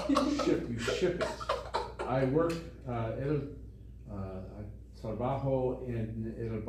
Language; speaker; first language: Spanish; non-native, learner; English